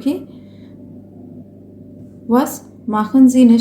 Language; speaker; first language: German; non-native, fluent; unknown